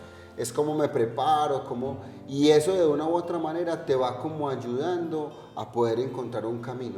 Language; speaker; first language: Spanish; native; Spanish